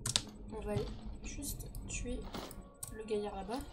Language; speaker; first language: French; native; French